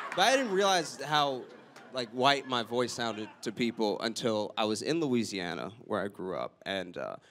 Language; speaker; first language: English; native; English